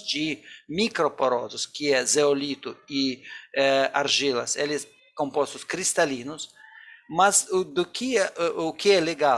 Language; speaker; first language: Portuguese; non-native, fluent; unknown